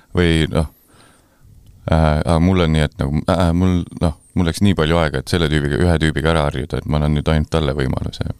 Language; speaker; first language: Estonian; native; Estonian